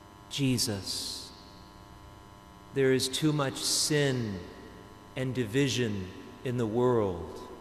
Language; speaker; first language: English; native; English